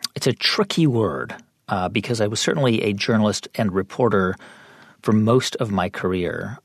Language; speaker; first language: English; native; English